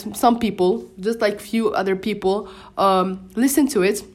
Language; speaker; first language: English; non-native, fluent; Arabic